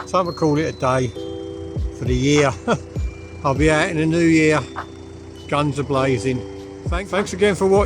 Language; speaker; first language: English; native; English